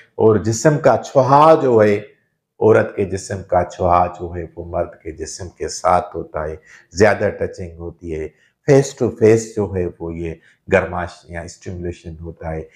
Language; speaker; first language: Urdu; non-native, local second language; Sindhi